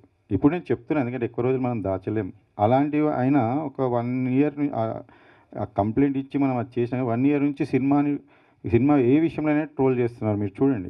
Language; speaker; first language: Telugu; native; Telugu